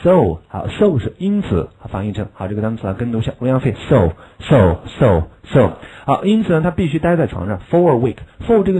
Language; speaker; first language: Chinese; native; Chinese